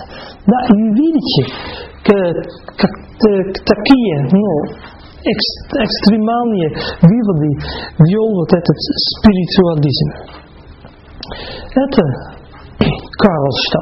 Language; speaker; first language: Russian; non-native, fluent; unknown